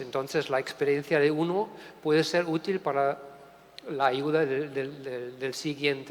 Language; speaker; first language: Spanish; non-native, fluent; German